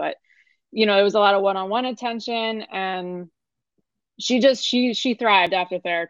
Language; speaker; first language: English; native; English